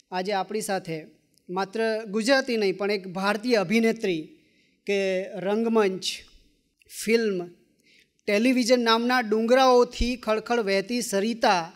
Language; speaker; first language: Gujarati; native; Gujarati